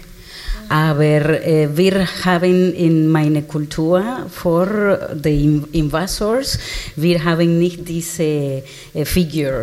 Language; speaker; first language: German; non-native, learner; Spanish